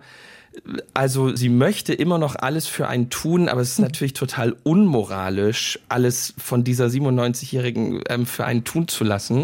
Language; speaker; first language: German; native; German